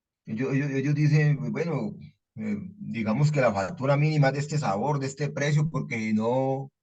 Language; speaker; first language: Spanish; native; Spanish